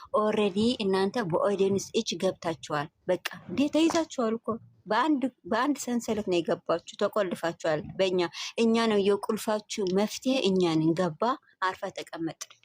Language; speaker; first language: Amharic; non-native, local second language; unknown